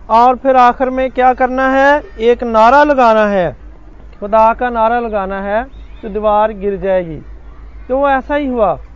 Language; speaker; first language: Urdu; non-native, local second language; Punjabi